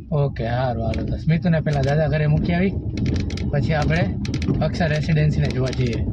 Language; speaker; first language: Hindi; non-native, local second language; Gujarati